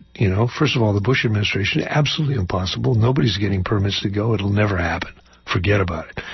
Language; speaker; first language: English; native; English